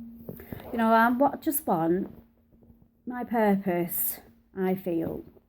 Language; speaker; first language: English; native; English